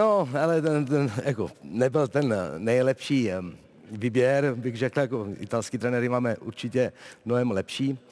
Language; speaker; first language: Czech; non-native, fluent; Italian